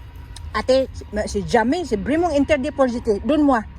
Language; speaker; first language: French; non-native, learner; Filipino